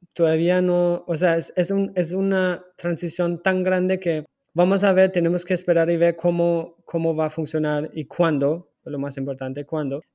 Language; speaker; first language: Spanish; non-native, fluent; German